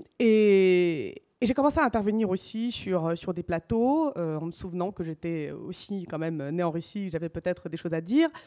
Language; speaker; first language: French; early bilingual, other home language; Russian